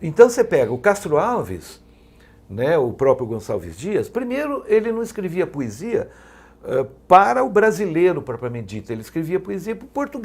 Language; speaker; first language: Portuguese; native; Portuguese